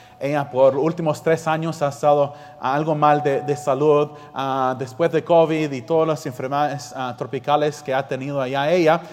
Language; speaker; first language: Spanish; early bilingual, heritage; Spanish